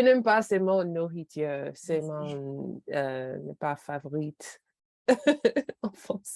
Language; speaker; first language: French; non-native, learner; English